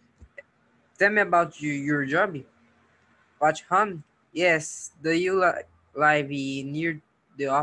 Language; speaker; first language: English; non-native, learner; Portuguese